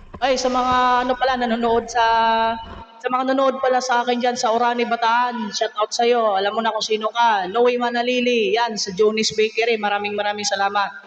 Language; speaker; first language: Filipino; non-native, local second language; Cebuano